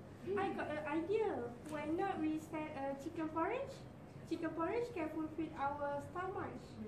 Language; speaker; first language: English; non-native, local second language; Malay